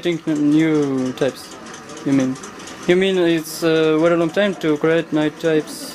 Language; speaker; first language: English; non-native, learner; Russian